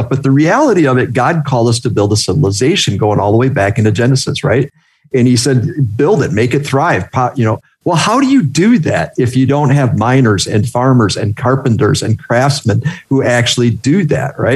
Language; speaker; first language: English; native; English